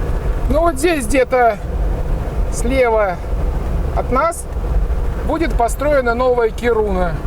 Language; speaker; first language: Russian; native; Russian